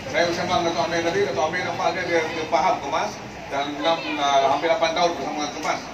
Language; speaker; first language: Malay; native; Malay